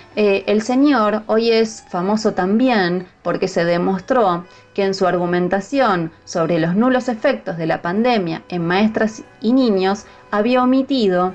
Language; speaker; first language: Spanish; native; Spanish